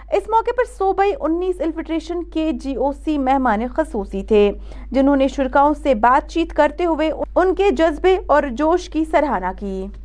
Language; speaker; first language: Urdu; non-native, local second language; Kashmiri